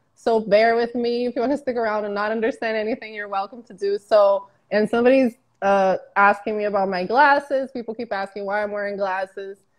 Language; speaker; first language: English; non-native, fluent; Portuguese